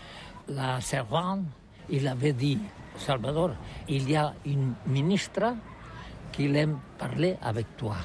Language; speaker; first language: French; non-native, learner; Catalan